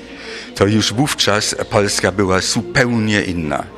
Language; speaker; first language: Polish; non-native, fluent; German